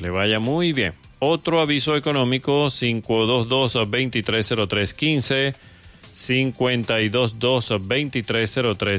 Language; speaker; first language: Spanish; native; Spanish